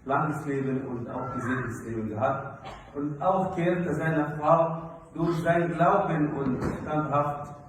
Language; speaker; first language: German; non-native, fluent; Arabic